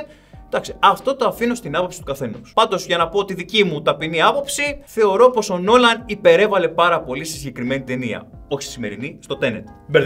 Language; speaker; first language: Greek; native; Greek